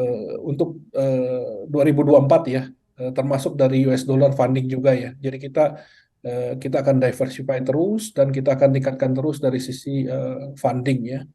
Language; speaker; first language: Indonesian; native; Indonesian